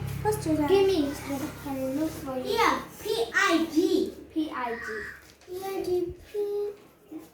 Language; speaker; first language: English; non-native, learner; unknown